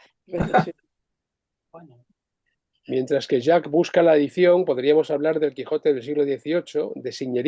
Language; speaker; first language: Spanish; native; Spanish